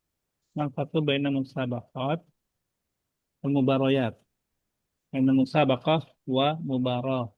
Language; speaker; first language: Arabic; non-native, fluent; Indonesian